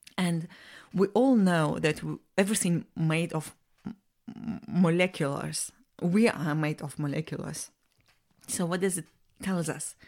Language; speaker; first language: English; non-native, fluent; Russian